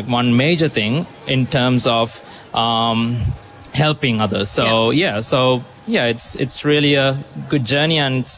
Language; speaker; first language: English; non-native, local second language; Sinhala